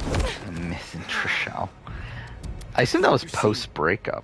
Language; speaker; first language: English; native; English